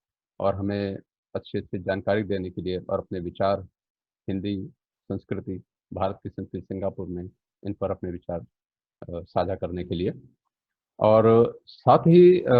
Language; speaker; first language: Hindi; native; Hindi